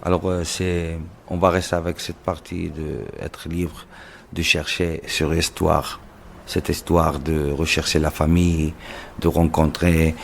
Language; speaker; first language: French; non-native, local second language; Arabic